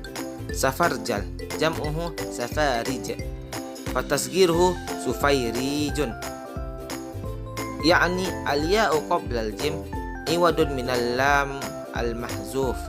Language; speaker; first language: Arabic; non-native, learner; Indonesian